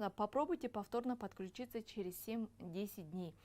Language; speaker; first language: Russian; non-native, local second language; Kazakh